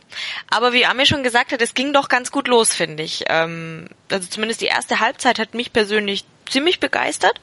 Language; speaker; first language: German; native; German